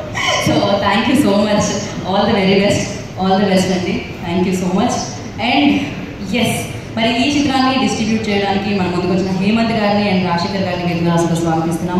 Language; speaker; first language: Telugu; native; Telugu